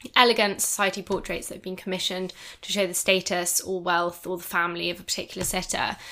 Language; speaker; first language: English; native; English